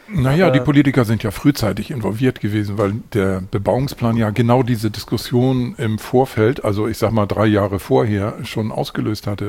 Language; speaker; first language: German; native; German